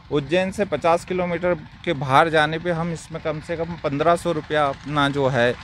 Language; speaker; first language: Hindi; native; Hindi